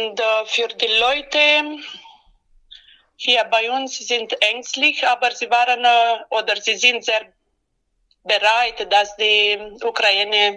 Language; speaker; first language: German; non-native, learner; Romanian